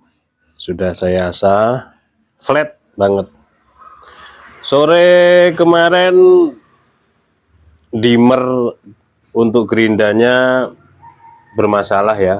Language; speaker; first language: Indonesian; native; Indonesian